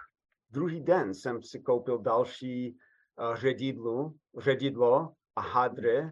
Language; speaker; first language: Czech; non-native, fluent; English